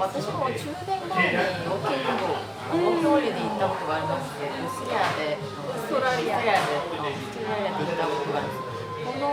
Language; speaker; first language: Japanese; non-native, learner; Korean